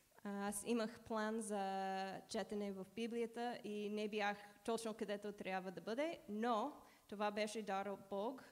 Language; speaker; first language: Bulgarian; non-native, learner; English